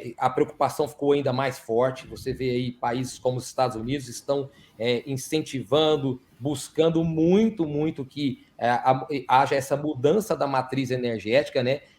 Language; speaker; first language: Portuguese; native; Portuguese